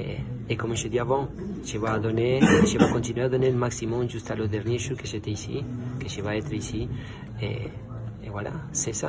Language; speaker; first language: French; non-native, fluent; Spanish